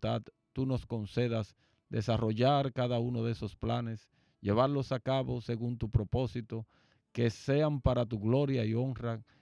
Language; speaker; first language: Spanish; native; Spanish